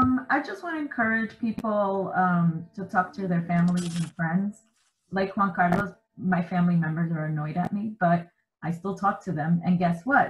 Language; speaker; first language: English; early bilingual, other home language; Spanish